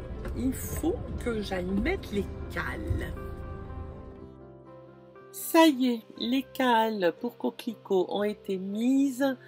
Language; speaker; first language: French; native; French